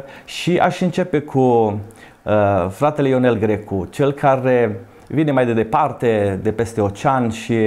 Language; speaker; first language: Romanian; native; Romanian